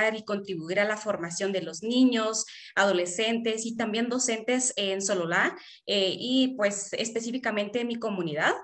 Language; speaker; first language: Spanish; native; Spanish